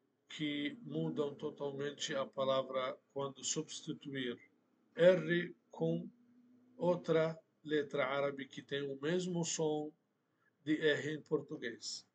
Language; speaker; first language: Portuguese; non-native, fluent; Arabic